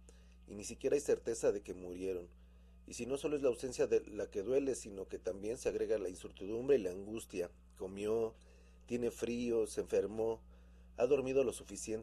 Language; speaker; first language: Spanish; native; Spanish